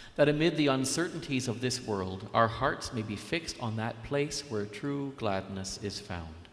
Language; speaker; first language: English; native; English